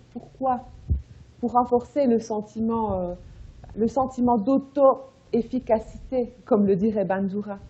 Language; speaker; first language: French; native; French